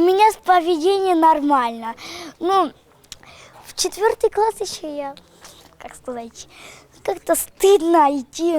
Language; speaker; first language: Russian; non-native, local second language; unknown